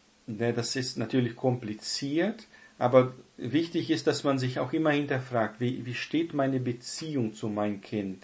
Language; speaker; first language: German; non-native, fluent; Portuguese